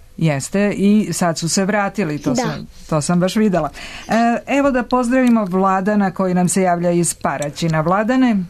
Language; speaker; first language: Serbian; native; Serbian